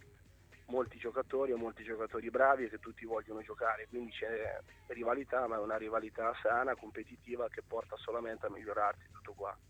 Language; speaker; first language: Italian; native; Italian